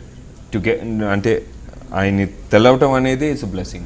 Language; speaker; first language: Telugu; native; Telugu